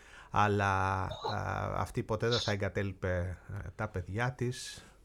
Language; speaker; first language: Greek; native; Greek